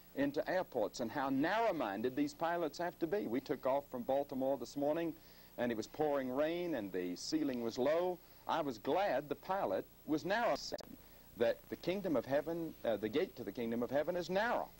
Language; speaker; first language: English; native; English